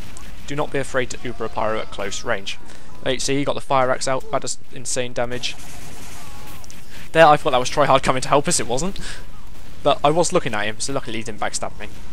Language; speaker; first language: English; native; English